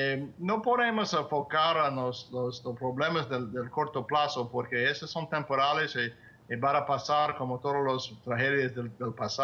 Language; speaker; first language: Spanish; non-native, fluent; English